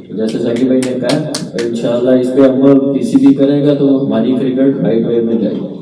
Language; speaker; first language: Urdu; non-native, local second language; Punjabi